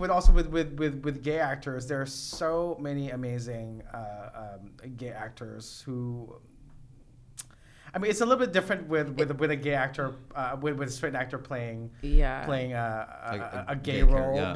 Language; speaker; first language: English; non-native, local second language; Filipino